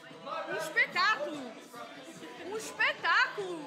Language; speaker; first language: Portuguese; early bilingual, heritage; Portuguese